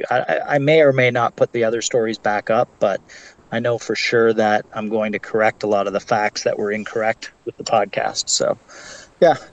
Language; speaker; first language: English; native; English